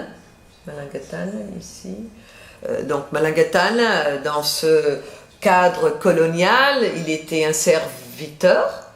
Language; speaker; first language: French; non-native, fluent; Portuguese